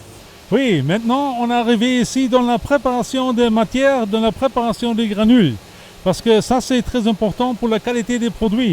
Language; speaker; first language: French; non-native, fluent; German